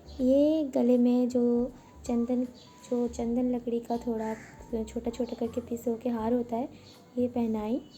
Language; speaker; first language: Hindi; non-native, local second language; Bangla